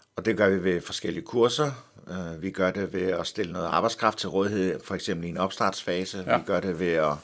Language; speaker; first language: Danish; native; Danish